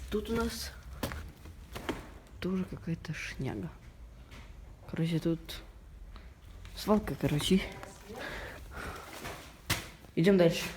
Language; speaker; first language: Russian; native; Russian